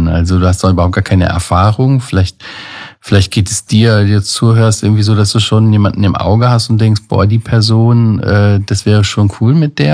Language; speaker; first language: German; native; German